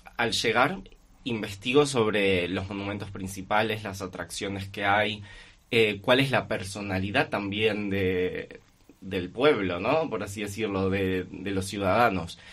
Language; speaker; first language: Spanish; native; Spanish